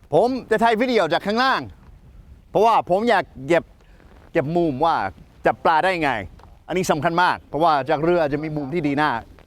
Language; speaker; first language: Thai; non-native, fluent; English